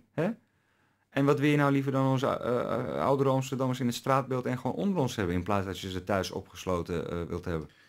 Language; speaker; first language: Dutch; early bilingual, other home language; Turkish